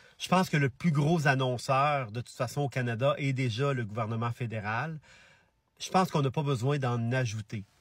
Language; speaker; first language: French; native; French